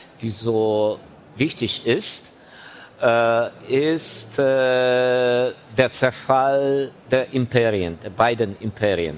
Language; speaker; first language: German; non-native, fluent; Ukrainian